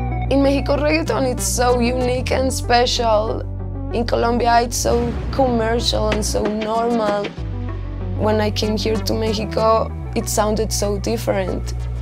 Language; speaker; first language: English; non-native, fluent; Spanish